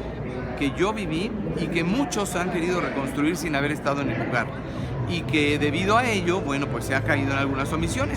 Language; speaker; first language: Spanish; native; Spanish